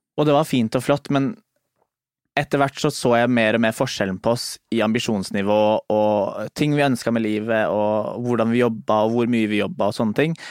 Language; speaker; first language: Norwegian; native; Norwegian